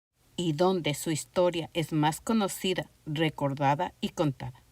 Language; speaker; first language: Spanish; native; Spanish